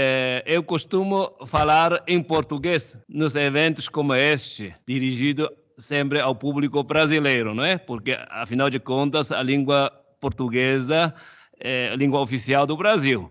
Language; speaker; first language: Portuguese; non-native, fluent; Chinese